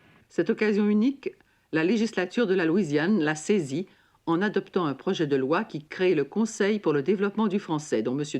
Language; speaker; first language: French; native; French